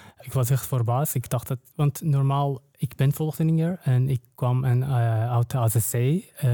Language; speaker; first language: Dutch; non-native, learner; Persian